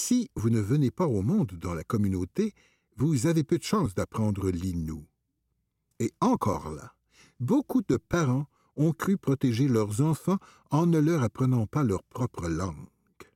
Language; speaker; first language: French; native; French